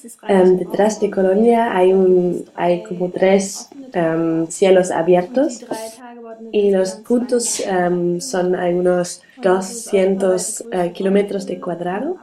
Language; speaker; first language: Spanish; non-native, learner; German